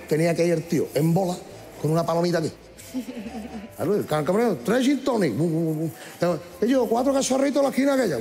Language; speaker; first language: Spanish; native; Spanish